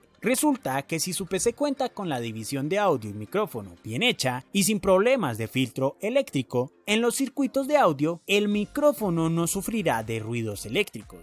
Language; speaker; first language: Spanish; native; Spanish